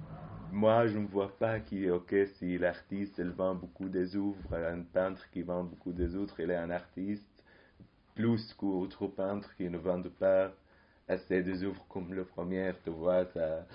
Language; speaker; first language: French; non-native, fluent; Arabic